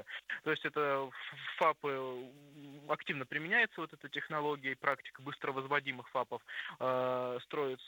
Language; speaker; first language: Russian; native; Russian